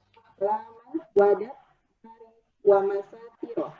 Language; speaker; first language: Arabic; non-native, learner; Indonesian